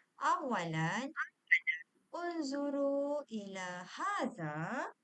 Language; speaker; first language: Arabic; non-native, learner; Malay